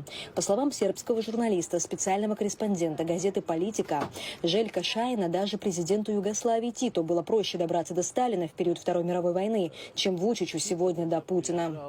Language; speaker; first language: Russian; native; Russian